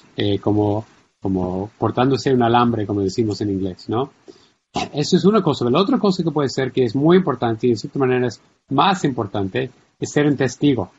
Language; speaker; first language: Spanish; non-native, fluent; English